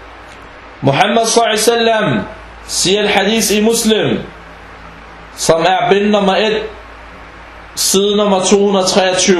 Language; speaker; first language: Danish; early bilingual, other home language; Arabic